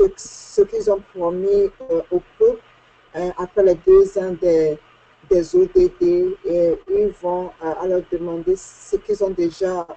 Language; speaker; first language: French; non-native, fluent; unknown